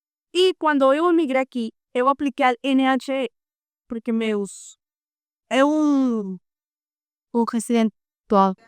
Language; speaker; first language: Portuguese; non-native, learner; Spanish